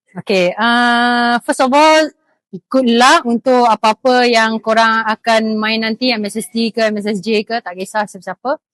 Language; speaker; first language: Malay; non-native, local second language; Chinese